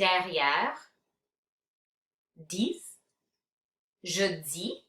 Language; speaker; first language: French; non-native, fluent; English